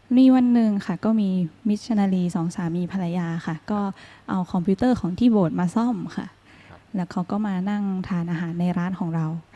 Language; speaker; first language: Thai; native; Thai